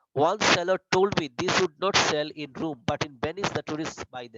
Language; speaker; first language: English; non-native, local second language; Bangla